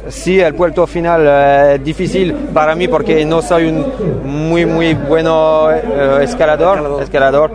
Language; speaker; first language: Spanish; non-native, learner; French